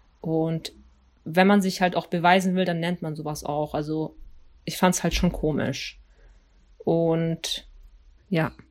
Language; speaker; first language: German; early bilingual, other home language; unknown